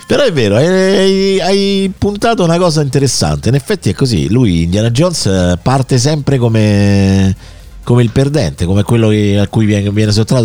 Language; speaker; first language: Italian; native; Italian